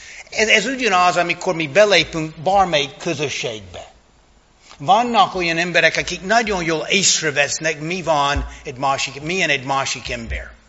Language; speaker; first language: Hungarian; non-native, fluent; English